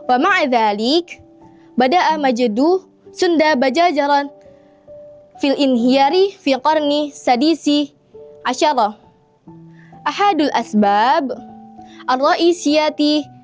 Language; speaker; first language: Arabic; non-native, learner; Indonesian